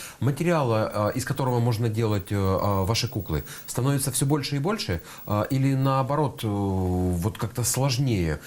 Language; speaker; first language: Russian; native; Russian